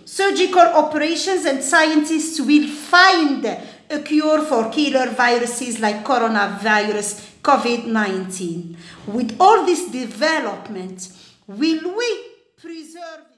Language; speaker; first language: English; non-native, fluent; Arabic